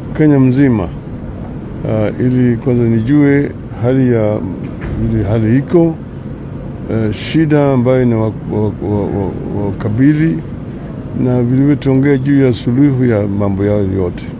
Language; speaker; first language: Swahili; non-native, local second language; Luo (Kenya and Tanzania)